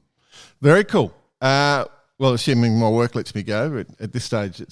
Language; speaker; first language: English; native; English